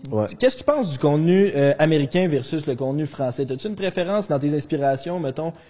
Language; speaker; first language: French; native; French